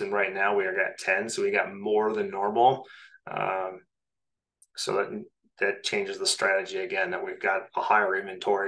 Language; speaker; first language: English; native; English